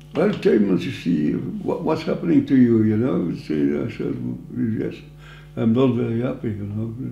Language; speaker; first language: English; non-native, fluent; French